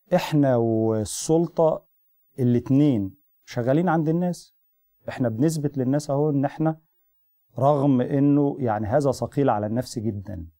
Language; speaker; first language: Arabic; native; Arabic